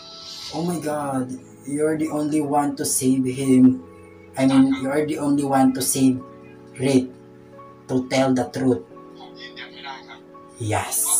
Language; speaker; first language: English; non-native, local second language; Filipino